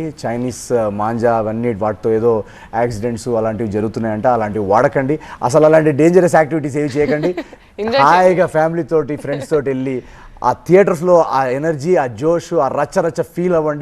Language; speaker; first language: Telugu; native; Telugu